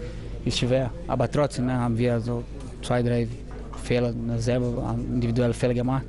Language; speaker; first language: German; non-native, learner; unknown